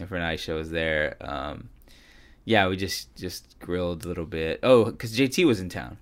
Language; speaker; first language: English; early bilingual, other home language; Spanish